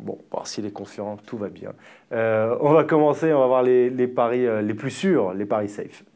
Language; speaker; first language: French; native; French